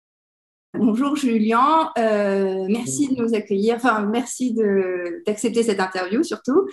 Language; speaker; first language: French; native; French